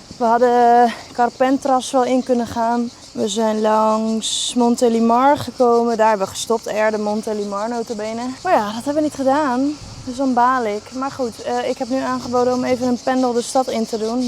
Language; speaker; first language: Dutch; native; Dutch